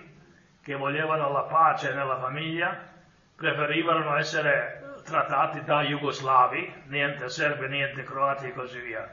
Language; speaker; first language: Italian; non-native, fluent; Croatian